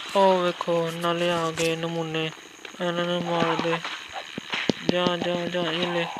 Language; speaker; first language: Urdu; non-native, local second language; Punjabi